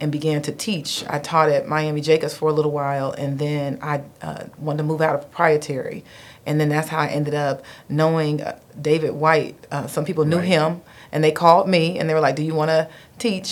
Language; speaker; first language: English; native; English